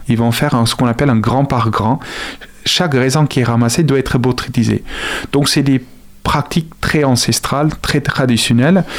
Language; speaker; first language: French; non-native, fluent; Afrikaans